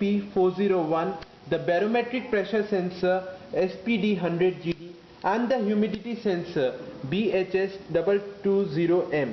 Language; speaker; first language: English; non-native, local second language; Bangla